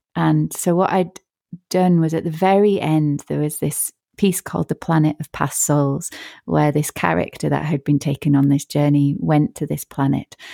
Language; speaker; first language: English; native; English